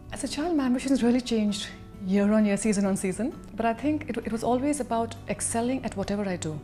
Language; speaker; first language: English; non-native, local second language; Hindi